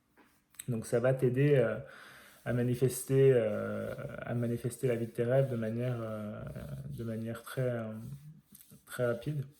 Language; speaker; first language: French; native; French